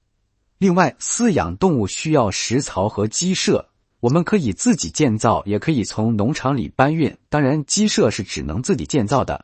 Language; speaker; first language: Chinese; native; Chinese